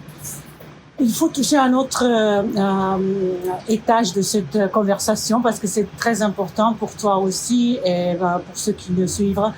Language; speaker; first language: French; non-native, fluent; Romanian